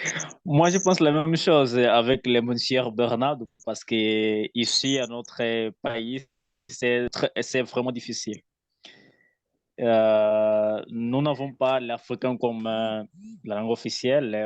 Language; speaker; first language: French; non-native, learner; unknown